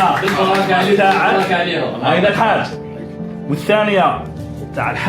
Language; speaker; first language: Arabic; native; Arabic